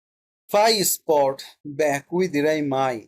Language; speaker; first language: Italian; non-native, learner; Bangla